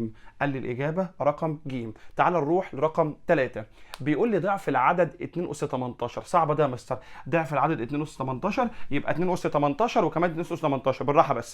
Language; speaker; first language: Arabic; native; Arabic